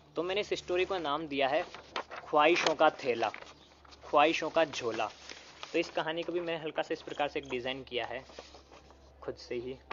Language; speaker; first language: Hindi; native; Hindi